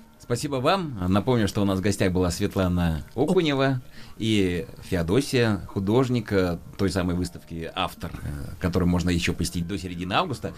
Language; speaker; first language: Russian; native; Russian